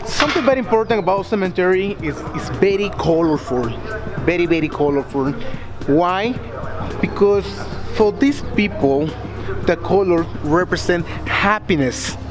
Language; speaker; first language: English; non-native, fluent; Spanish